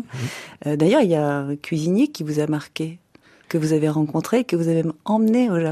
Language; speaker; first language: French; native; French